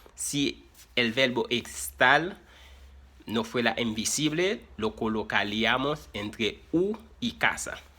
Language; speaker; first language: Spanish; non-native, fluent; Haitian Creole